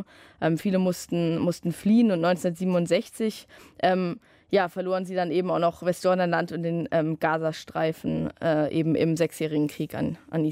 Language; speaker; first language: German; native; German